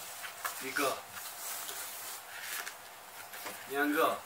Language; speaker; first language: Chinese; non-native, local second language; Tibetan